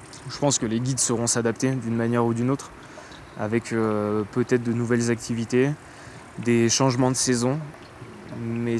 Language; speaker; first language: French; native; French